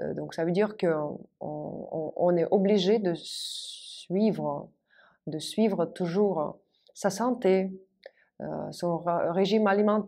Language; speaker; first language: French; non-native, fluent; Russian